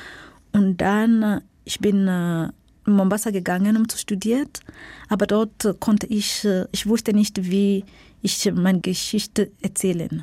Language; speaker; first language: German; non-native, fluent; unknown